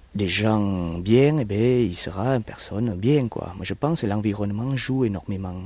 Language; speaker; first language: French; early bilingual, other home language; Vietnamese